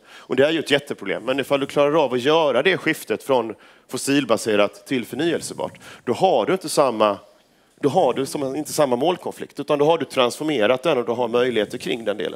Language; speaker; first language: Swedish; native; Swedish